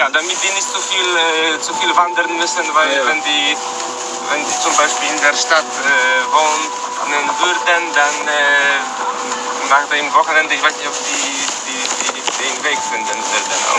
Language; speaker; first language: German; non-native, fluent; Polish